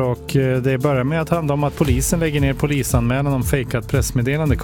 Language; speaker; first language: Swedish; native; Swedish